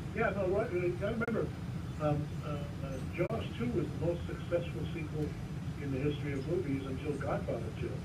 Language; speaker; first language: English; native; English